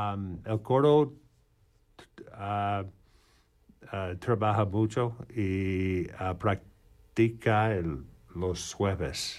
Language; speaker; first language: Spanish; non-native, learner; English